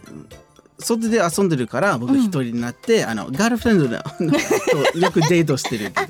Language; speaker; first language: Japanese; non-native, learner; English